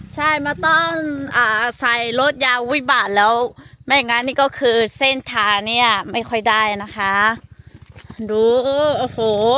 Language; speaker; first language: Thai; non-native, local second language; Lahu